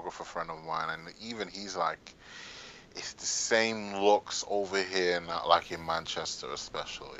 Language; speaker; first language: English; native; English